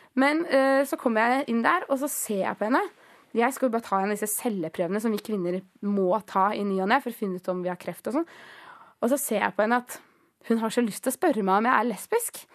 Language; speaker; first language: Norwegian; early bilingual, other home language; Greek